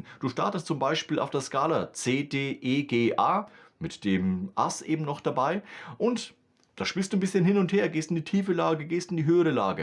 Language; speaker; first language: German; native; German